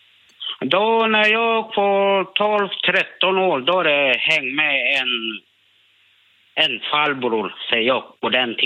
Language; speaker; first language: Swedish; non-native, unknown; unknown